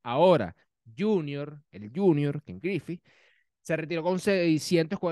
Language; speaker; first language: Spanish; native; Spanish